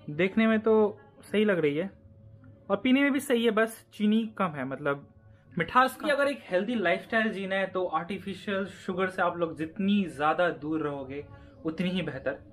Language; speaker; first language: Hindi; native; Hindi